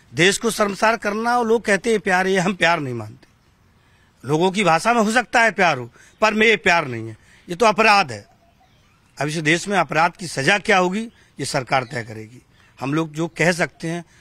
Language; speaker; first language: Hindi; native; Hindi